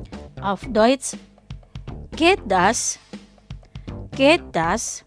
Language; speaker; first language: German; non-native, fluent; Indonesian